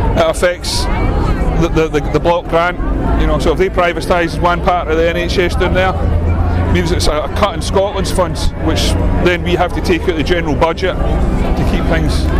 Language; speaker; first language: English; native; English